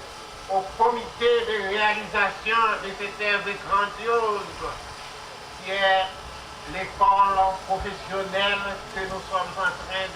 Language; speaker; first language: French; non-native, local second language; Haitian Creole